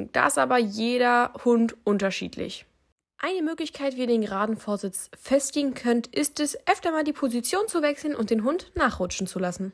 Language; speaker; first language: German; native; German